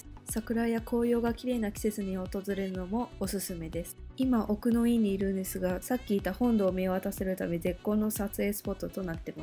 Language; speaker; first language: Japanese; early bilingual, heritage; Japanese